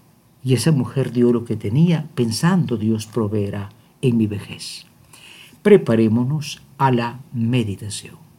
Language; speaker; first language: Spanish; native; Spanish